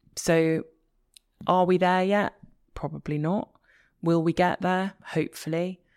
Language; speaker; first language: English; native; English